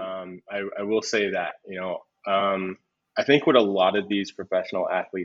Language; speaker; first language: English; native; English